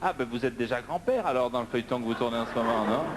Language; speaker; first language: French; native; French